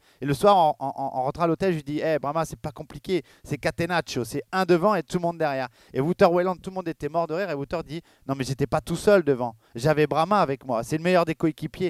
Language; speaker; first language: French; native; French